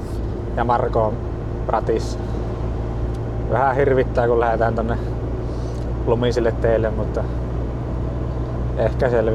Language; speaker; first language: Finnish; native; Finnish